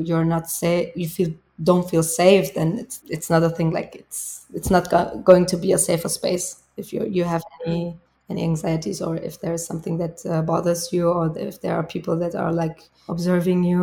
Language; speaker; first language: English; non-native, fluent; German